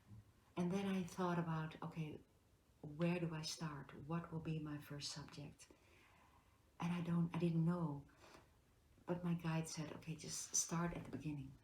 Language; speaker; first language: English; non-native, fluent; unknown